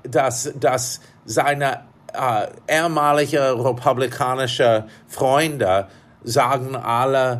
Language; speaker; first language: German; non-native, fluent; English